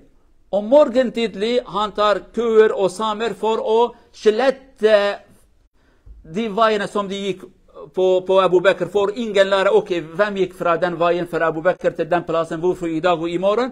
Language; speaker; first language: Swedish; non-native, learner; Kurdish